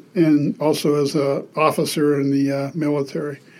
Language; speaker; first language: English; native; English